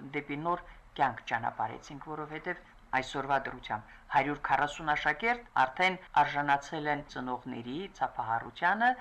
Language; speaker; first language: Armenian; native; Armenian